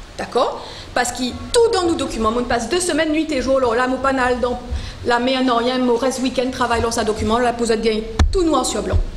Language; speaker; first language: French; non-native, local second language; Morisyen